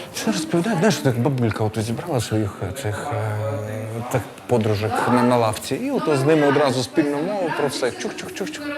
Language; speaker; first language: Ukrainian; non-native, local second language; Russian